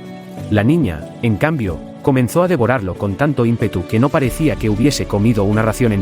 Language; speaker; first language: Spanish; native; Spanish